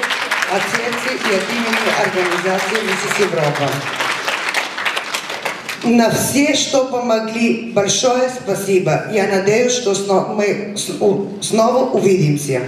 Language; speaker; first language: Russian; non-native, fluent; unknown